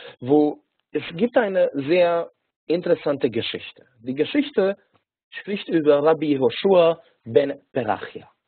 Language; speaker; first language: German; non-native, fluent; Hungarian